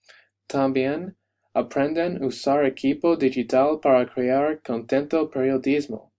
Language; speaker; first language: Spanish; non-native, learner; English